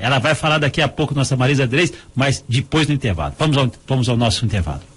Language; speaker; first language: Portuguese; native; Portuguese